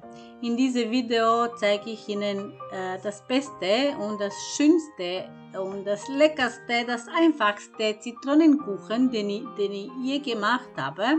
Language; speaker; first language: German; non-native, fluent; Croatian